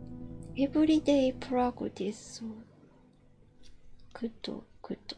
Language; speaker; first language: English; non-native, learner; Japanese